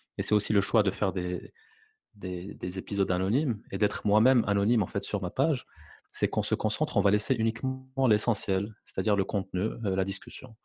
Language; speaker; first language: French; non-native, local second language; Arabic